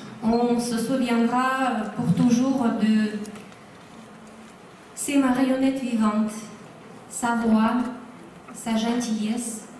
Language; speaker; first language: French; non-native, fluent; Russian